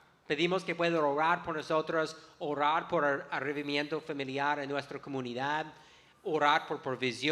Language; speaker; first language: Spanish; non-native, fluent; English